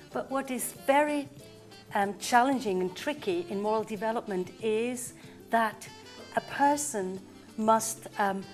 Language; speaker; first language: English; non-native, fluent; German